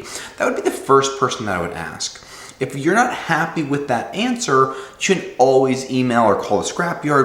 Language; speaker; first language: English; native; English